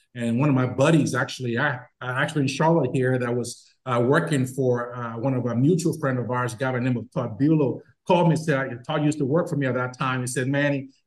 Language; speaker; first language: English; non-native, local second language; Yoruba